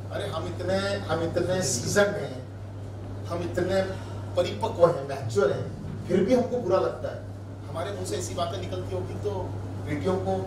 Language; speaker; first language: Hindi; non-native, local second language; Marathi